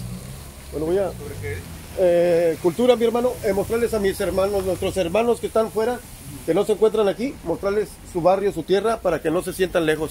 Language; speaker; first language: Spanish; native; Spanish